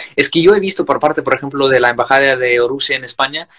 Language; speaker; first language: Spanish; non-native, fluent; Ukrainian